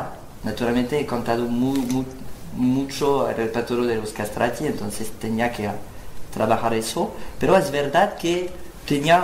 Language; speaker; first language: Spanish; non-native, learner; French